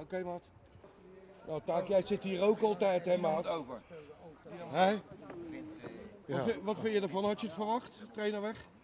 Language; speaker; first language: Dutch; native; Dutch